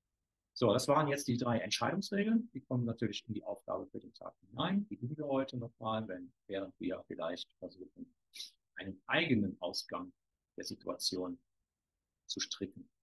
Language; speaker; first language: German; native; German